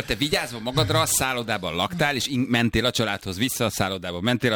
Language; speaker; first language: Hungarian; native; Hungarian